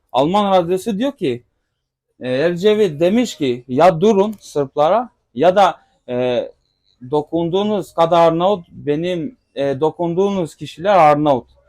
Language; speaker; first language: Turkish; non-native, local second language; Albanian